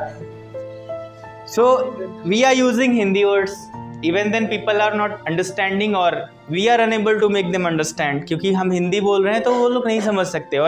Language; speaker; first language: Hindi; native; Hindi